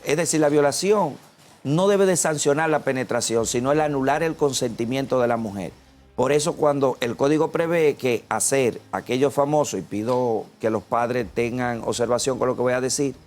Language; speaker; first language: Spanish; native; Spanish